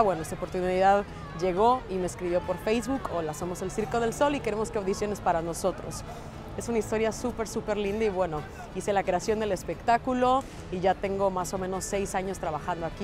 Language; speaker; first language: Spanish; native; Spanish